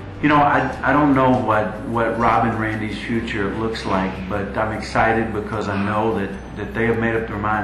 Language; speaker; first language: English; native; English